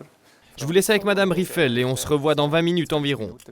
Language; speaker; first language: French; native; French